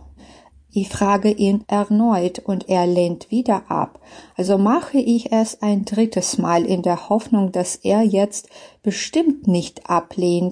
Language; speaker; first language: German; non-native, fluent; Belarusian